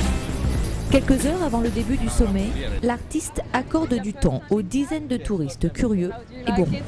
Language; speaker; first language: French; native; French